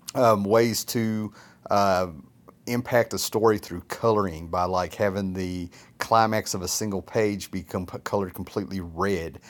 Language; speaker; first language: English; native; English